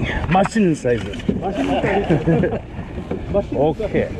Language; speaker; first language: Korean; non-native, learner; English